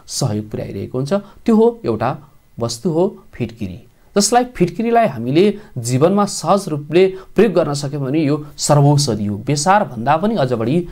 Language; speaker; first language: Nepali; native; Nepali